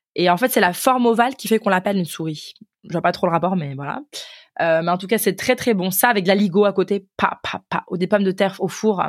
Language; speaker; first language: French; native; French